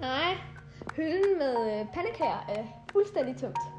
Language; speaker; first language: Danish; native; Danish